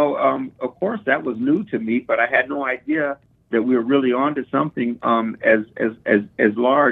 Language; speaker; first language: English; native; English